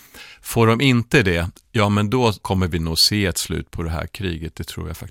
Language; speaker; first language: Swedish; native; Swedish